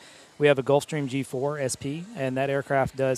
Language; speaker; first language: English; native; English